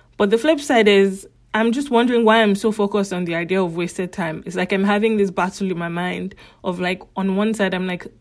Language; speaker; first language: English; native; English